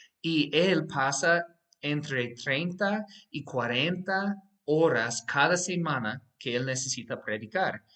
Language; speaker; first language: Spanish; non-native, fluent; English